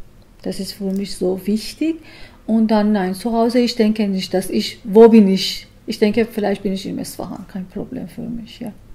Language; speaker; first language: German; non-native, learner; Persian